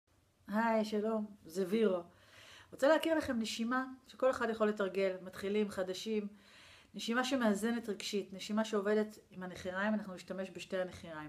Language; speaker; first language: Hebrew; native; Hebrew